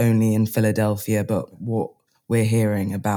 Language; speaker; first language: English; native; English